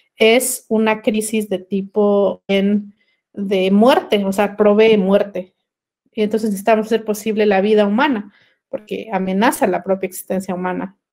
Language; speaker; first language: Spanish; non-native, local second language; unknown